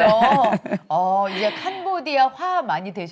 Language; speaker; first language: Korean; native; Korean